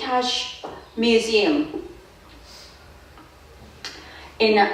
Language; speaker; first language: English; non-native, fluent; Korean